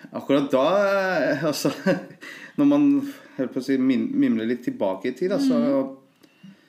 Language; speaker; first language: Norwegian; early bilingual, other home language; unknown